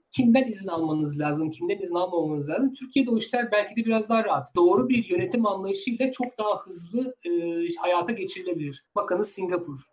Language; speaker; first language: Turkish; native; Turkish